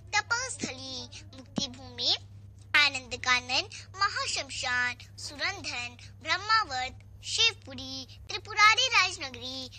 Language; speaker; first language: Hindi; native; Hindi